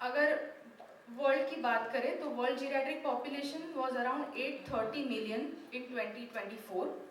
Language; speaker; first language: Hindi; non-native, local second language; Marathi